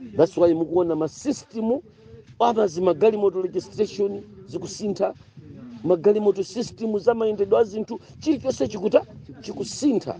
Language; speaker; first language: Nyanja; non-native, local second language; Tumbuka